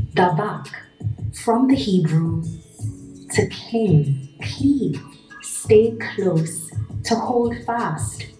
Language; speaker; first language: English; native; English